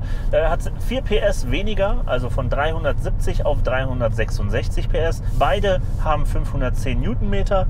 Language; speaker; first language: German; native; German